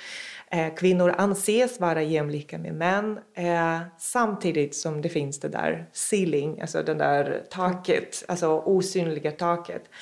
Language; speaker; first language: Swedish; non-native, fluent; Russian